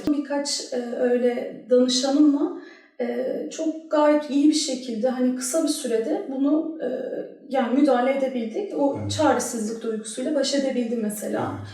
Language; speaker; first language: Turkish; early bilingual, heritage; Turkish